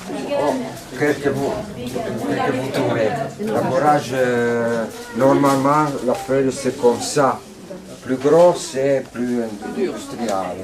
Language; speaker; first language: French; non-native, learner; Italian